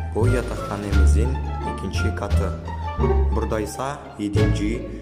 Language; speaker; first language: Turkish; non-native, learner; Kazakh